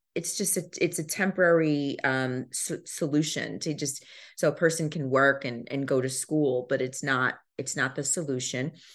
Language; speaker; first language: English; early bilingual, other home language; Lingala